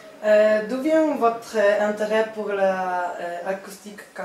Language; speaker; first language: French; non-native, learner; Polish